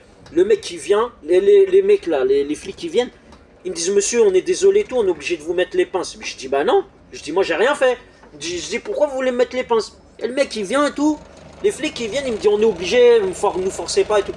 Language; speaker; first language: French; native; French